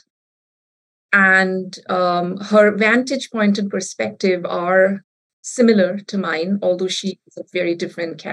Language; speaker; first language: English; non-native, local second language; Bangla